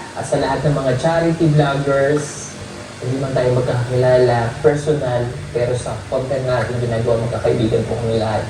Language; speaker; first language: Filipino; native; Filipino